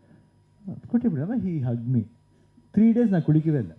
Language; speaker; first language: Tamil; non-native, local second language; Kannada